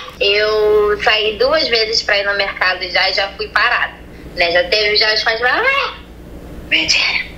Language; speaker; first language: Portuguese; native; Portuguese